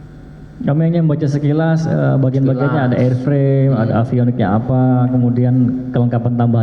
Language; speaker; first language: Indonesian; native; Indonesian